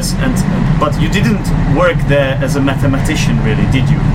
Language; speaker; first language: English; non-native, fluent; Czech